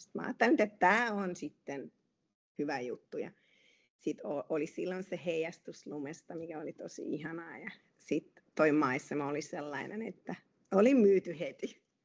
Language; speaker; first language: Finnish; non-native, fluent; Hungarian